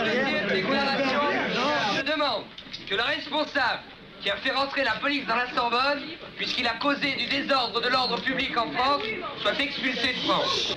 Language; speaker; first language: French; early bilingual, other home language; German